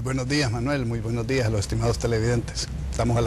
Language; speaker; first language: Spanish; native; Spanish